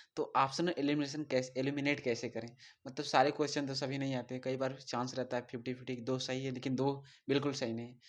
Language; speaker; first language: Hindi; native; Hindi